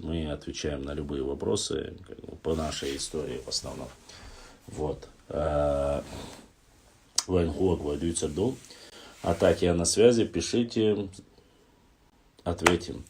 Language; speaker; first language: Russian; non-native, local second language; Chechen